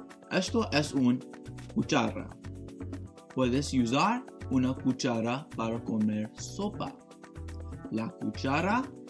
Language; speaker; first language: Spanish; non-native, learner; English